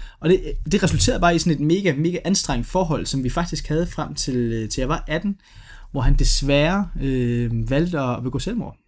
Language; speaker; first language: Danish; native; Danish